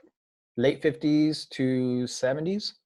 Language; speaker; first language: English; native; English